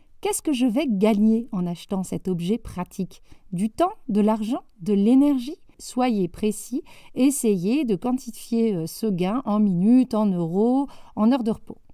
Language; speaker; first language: French; native; French